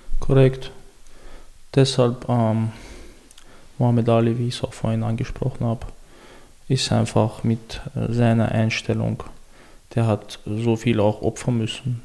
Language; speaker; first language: German; early bilingual, other home language; Chechen